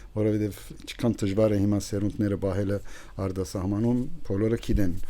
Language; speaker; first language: Armenian; early bilingual, heritage; Armenian